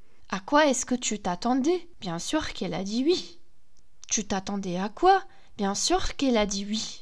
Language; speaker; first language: French; non-native, fluent; Polish